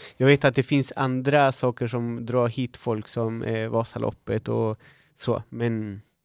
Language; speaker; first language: Swedish; non-native, fluent; Spanish